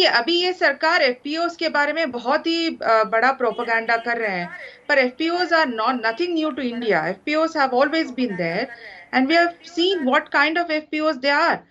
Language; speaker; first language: Hindi; non-native, local second language; Kannada